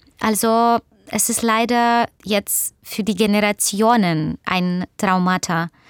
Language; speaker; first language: German; non-native, fluent; Russian